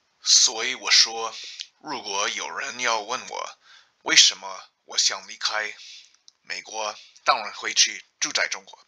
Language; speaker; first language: Chinese; non-native, learner; English